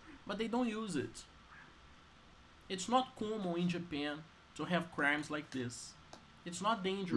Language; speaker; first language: English; non-native, fluent; Portuguese